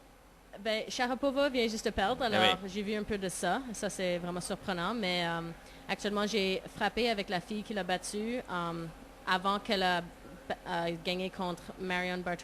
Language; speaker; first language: French; non-native, local second language; English